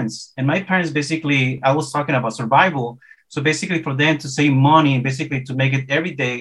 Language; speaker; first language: English; non-native, fluent; Spanish